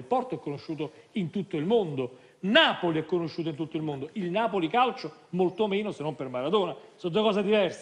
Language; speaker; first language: Italian; native; Italian